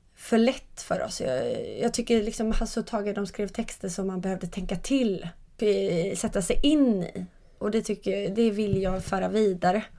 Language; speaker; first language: Swedish; native; Swedish